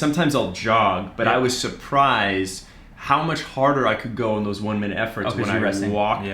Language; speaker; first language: English; native; English